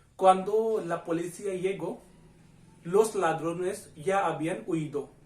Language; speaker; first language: Spanish; non-native, fluent; Hindi